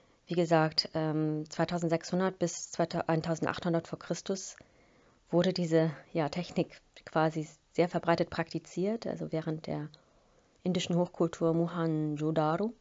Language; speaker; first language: German; native; German